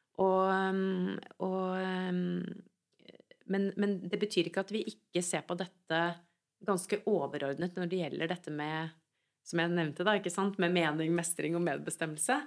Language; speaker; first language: Norwegian; native; Norwegian